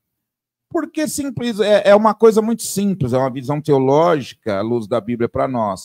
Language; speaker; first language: Portuguese; native; Portuguese